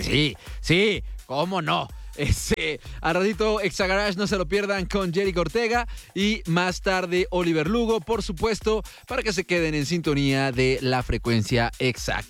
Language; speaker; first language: Spanish; native; Spanish